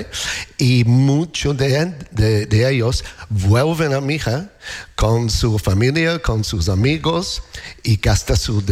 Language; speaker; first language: Spanish; non-native, learner; English